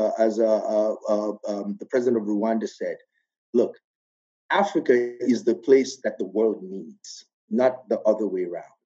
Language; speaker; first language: English; non-native, local second language; Yoruba